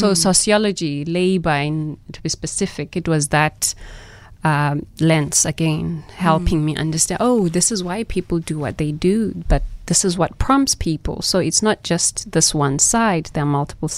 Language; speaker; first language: English; non-native, local second language; Xhosa